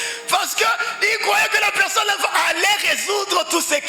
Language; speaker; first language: French; non-native, local second language; Rundi